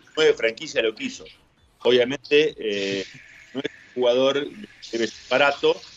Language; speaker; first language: Spanish; native; Spanish